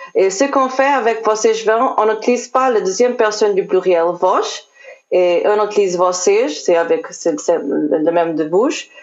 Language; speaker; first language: French; non-native, learner; Portuguese